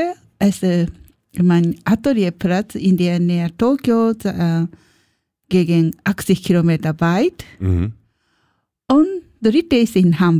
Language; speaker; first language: German; non-native, learner; Japanese